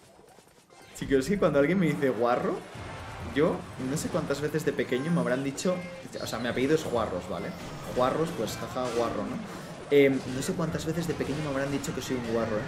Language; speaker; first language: Spanish; native; Spanish